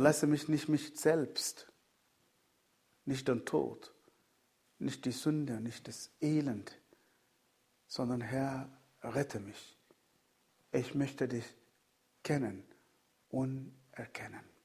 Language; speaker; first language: German; non-native, fluent; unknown